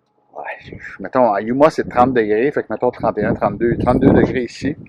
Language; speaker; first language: French; native; French